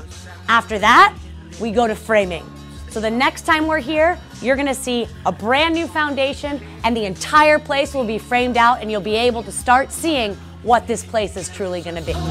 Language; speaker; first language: English; native; English